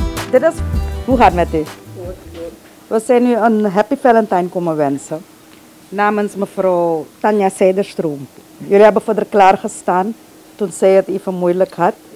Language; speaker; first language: Dutch; native; Dutch